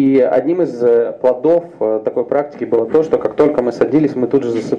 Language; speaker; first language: Russian; native; Russian